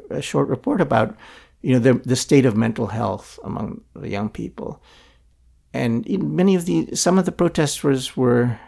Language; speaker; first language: English; non-native, local second language; Filipino